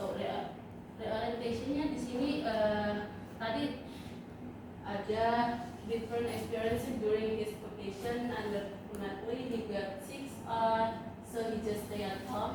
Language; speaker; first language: English; non-native, learner; Indonesian